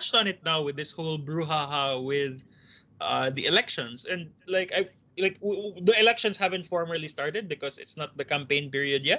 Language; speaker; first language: English; non-native, local second language; Cebuano